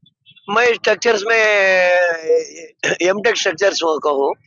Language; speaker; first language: Hindi; non-native, local second language; Telugu